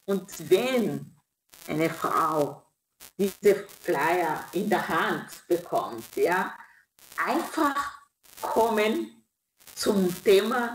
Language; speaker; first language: German; non-native, fluent; Kinyarwanda